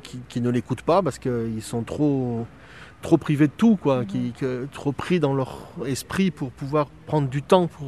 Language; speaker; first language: French; native; French